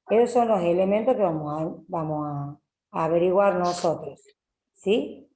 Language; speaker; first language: Spanish; native; Spanish